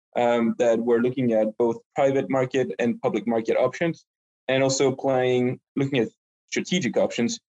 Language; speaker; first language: English; non-native, fluent; French